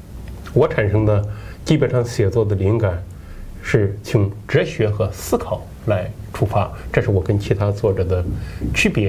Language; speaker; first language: Chinese; native; Chinese